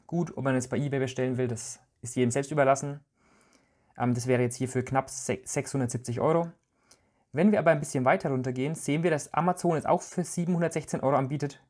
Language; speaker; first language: German; native; German